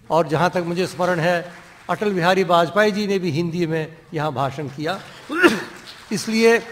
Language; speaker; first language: Hindi; non-native, local second language; Dogri